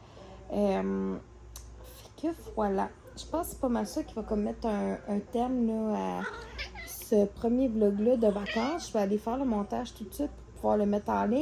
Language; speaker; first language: French; native; French